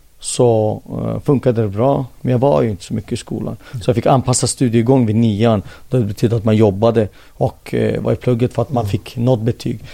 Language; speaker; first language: Swedish; early bilingual, other home language; Finnish